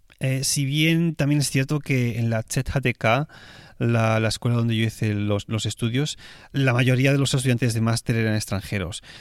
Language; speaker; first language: Spanish; native; Spanish